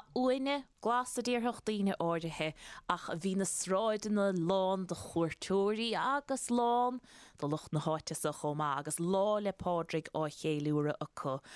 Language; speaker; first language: Irish; native; Irish